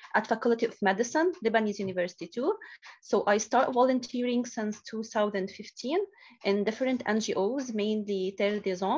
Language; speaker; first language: English; non-native, learner; Arabic